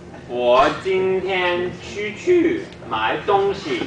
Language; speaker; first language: Chinese; non-native, learner; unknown